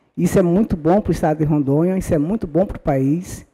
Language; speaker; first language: Portuguese; native; Portuguese